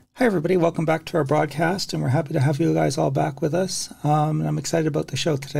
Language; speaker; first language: English; native; English